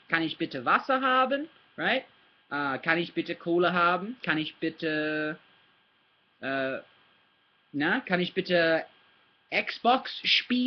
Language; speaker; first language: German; non-native, learner; English